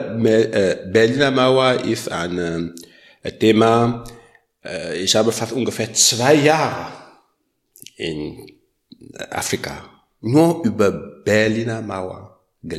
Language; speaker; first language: German; non-native, learner; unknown